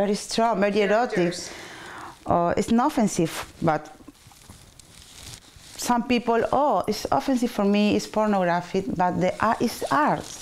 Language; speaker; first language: English; non-native, learner; Spanish